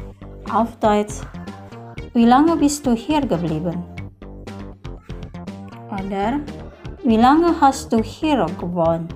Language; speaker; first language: German; non-native, fluent; Indonesian